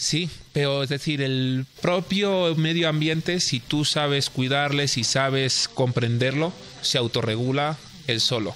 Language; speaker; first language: Spanish; native; Spanish